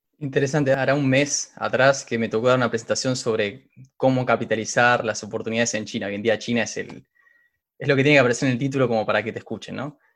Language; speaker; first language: Spanish; native; Spanish